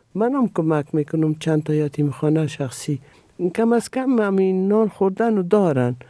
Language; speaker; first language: Persian; non-native, fluent; Italian